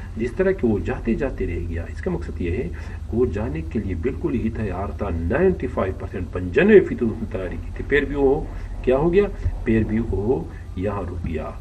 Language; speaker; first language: Urdu; non-native, local second language; Pashto